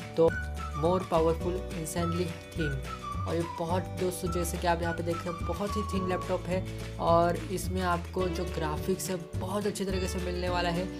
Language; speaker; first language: Hindi; non-native, local second language; Marathi